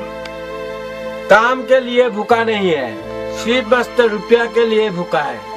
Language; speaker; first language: Hindi; non-native, local second language; Assamese